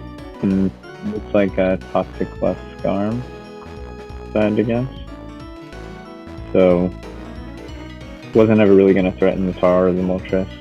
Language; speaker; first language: English; native; English